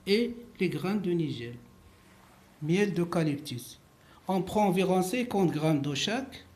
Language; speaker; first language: French; non-native, local second language; Arabic